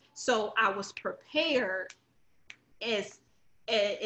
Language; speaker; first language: English; native; English